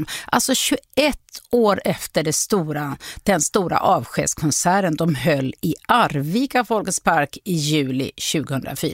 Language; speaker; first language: Swedish; native; Swedish